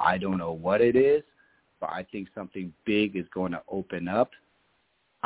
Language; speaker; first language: English; early bilingual, other home language; German